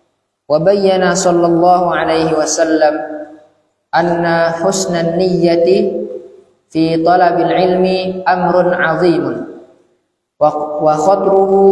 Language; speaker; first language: Arabic; non-native, learner; Indonesian